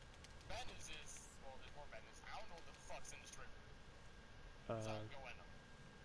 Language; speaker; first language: English; native; English